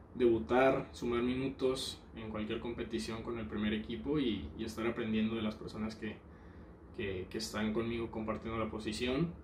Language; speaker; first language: Spanish; native; Spanish